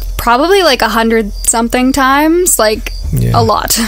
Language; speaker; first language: English; native; English